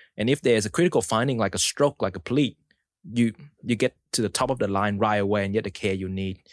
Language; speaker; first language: English; early bilingual, other home language; Vietnamese